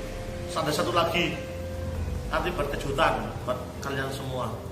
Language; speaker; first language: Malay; non-native, local second language; Javanese